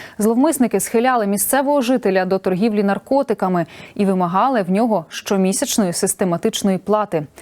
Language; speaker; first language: Ukrainian; native; Ukrainian